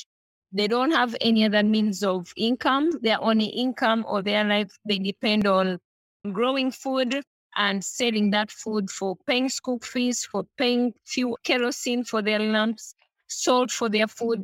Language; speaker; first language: English; non-native, local second language; Ganda